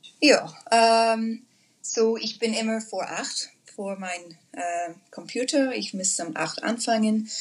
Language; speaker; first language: German; non-native, learner; English